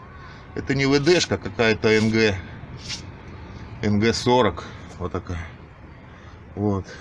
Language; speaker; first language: Russian; native; Russian